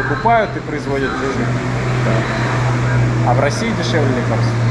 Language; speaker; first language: Russian; native; Russian